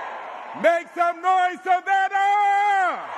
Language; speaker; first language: English; native; English